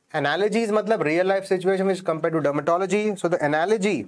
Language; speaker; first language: English; non-native, local second language; Hindi